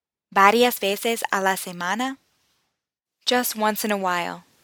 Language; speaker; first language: Spanish; non-native, fluent; English